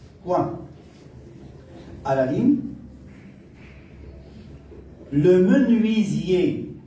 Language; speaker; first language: French; non-native, local second language; Arabic